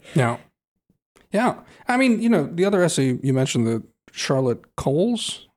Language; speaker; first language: English; native; English